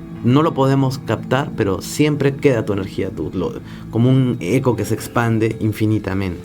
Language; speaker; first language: Spanish; native; Spanish